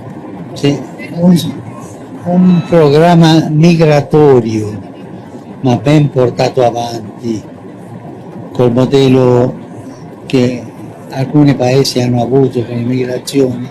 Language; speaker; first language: Italian; non-native, fluent; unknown